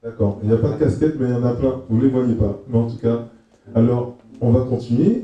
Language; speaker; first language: French; native; French